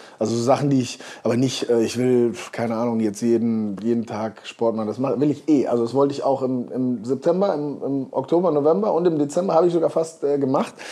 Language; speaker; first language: German; native; German